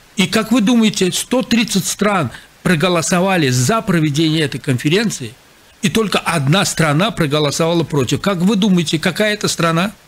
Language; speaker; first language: Russian; non-native, local second language; Azerbaijani